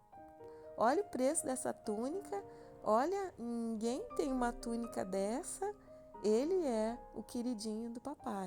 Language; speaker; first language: Portuguese; native; Portuguese